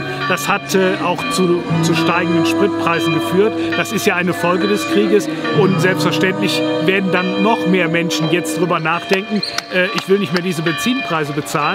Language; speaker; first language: German; native; German